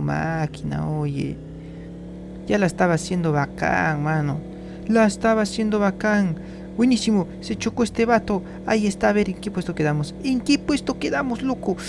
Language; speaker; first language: Spanish; native; Spanish